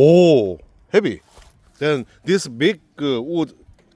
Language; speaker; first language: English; non-native, learner; Korean